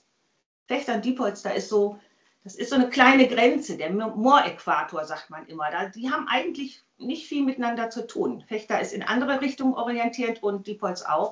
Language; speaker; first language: German; native; German